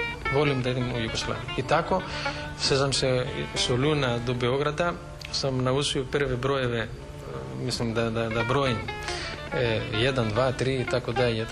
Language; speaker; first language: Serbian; non-native, fluent; Greek